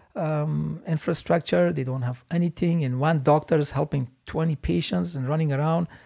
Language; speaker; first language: English; non-native, fluent; Persian